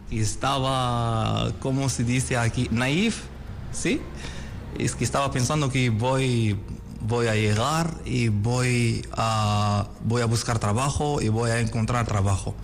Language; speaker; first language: Spanish; non-native, learner; Arabic